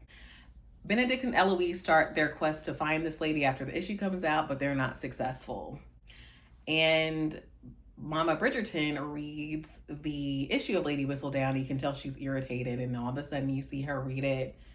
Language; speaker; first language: English; native; English